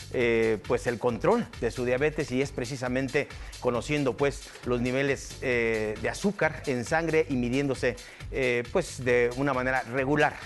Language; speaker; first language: Spanish; native; Spanish